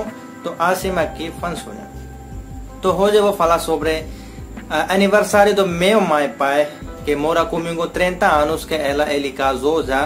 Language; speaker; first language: Portuguese; non-native, learner; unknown